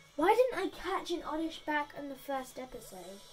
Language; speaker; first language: English; native; English